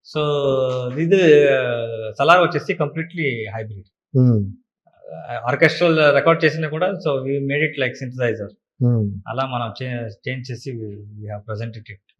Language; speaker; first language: Telugu; non-native, learner; Kannada